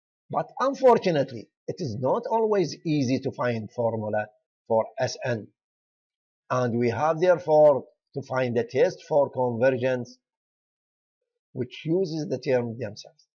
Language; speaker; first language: English; non-native, fluent; Arabic